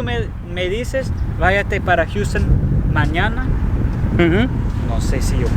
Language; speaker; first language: Spanish; non-native, learner; English